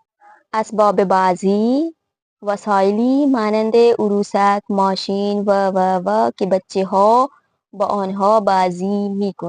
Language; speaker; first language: Persian; non-native, fluent; Urdu